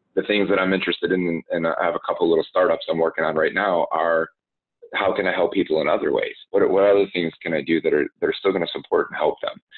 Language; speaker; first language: English; native; English